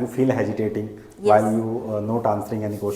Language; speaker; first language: English; non-native, local second language; Hindi